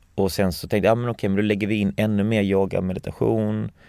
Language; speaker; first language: Swedish; native; Swedish